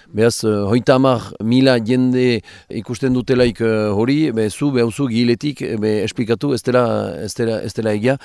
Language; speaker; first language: Basque; native; Basque